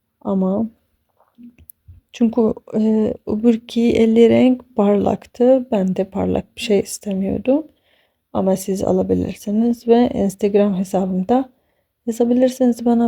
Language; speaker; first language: Turkish; non-native, fluent; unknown